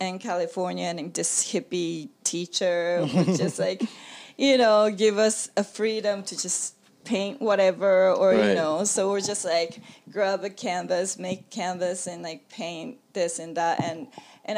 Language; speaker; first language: English; non-native, fluent; Japanese